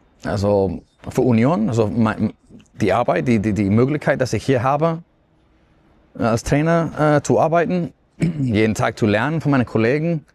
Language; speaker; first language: German; non-native, fluent; Spanish